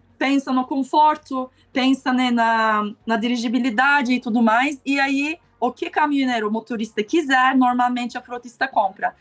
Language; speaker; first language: Portuguese; non-native, fluent; Turkish